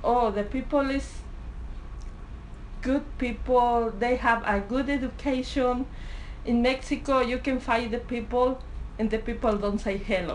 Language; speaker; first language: English; non-native, learner; Spanish